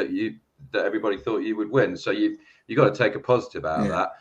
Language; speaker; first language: English; native; English